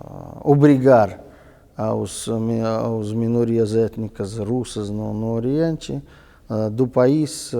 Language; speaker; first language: Portuguese; non-native, fluent; Russian